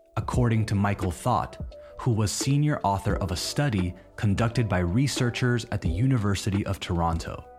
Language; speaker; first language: English; native; English